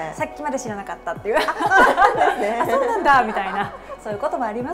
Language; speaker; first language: Japanese; native; Japanese